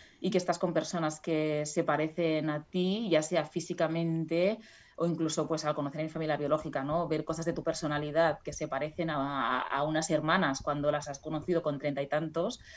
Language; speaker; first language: Spanish; non-native, local second language; Catalan